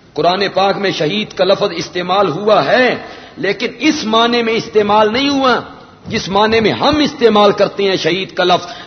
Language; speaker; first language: Urdu; non-native, local second language; Punjabi